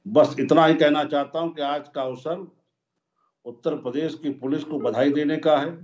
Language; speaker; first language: Hindi; native; Hindi